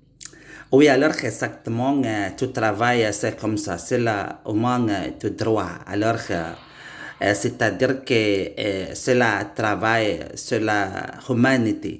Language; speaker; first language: French; non-native, learner; Indonesian